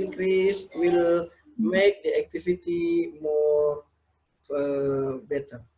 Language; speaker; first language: English; non-native, learner; Indonesian